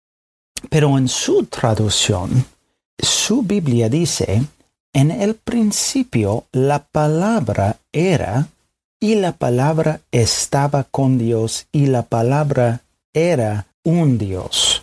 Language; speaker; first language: Spanish; non-native, fluent; English